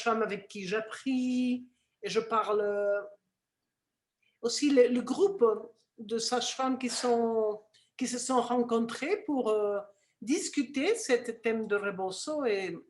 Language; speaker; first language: French; non-native, fluent; Spanish